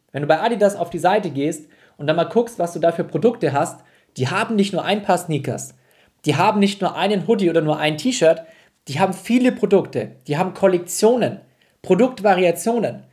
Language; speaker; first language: German; native; German